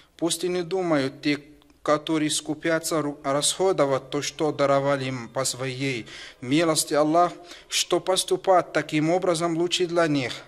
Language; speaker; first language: Russian; non-native, fluent; Arabic